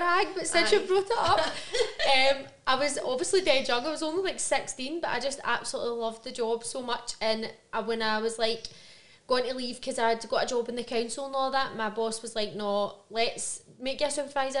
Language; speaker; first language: English; native; English